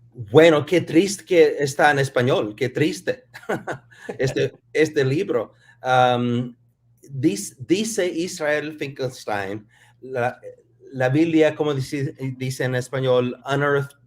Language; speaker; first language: Spanish; non-native, fluent; English